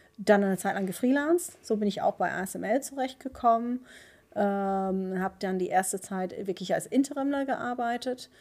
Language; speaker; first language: German; non-native, fluent; Dutch